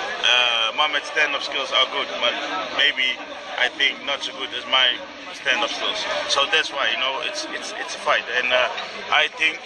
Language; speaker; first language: English; non-native, fluent; Dutch